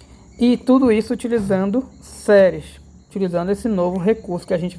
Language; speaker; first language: Portuguese; native; Portuguese